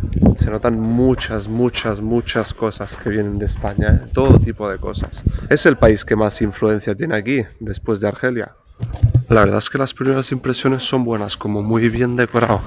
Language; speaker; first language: Spanish; native; Spanish